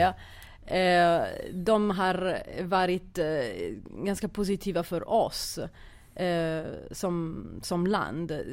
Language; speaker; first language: Swedish; non-native, fluent; Italian